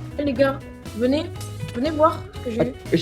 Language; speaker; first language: French; native; French